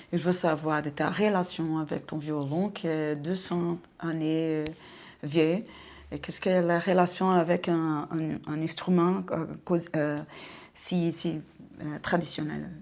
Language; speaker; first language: French; non-native, learner; Portuguese